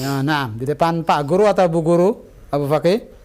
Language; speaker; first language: Indonesian; native; Indonesian